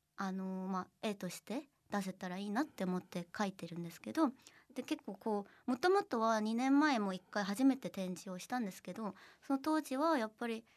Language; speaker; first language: Japanese; non-native, fluent; Korean